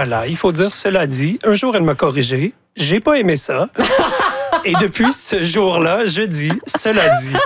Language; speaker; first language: French; native; French